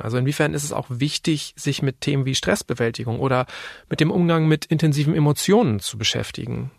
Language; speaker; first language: German; native; German